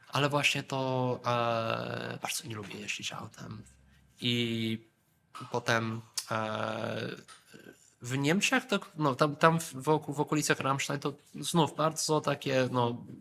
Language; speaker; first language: Polish; early bilingual, heritage; Polish